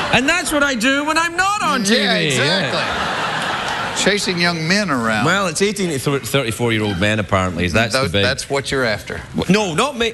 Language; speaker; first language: English; native; English